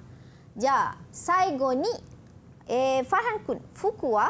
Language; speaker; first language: Japanese; non-native, fluent; Malay